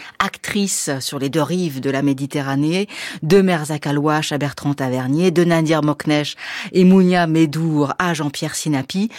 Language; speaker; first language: French; native; French